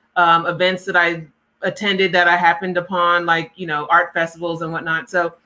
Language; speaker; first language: English; native; English